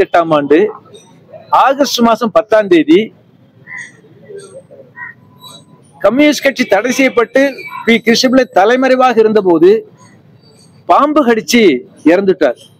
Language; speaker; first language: Tamil; native; Tamil